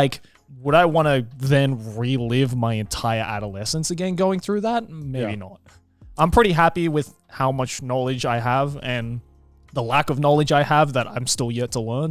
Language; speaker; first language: English; native; English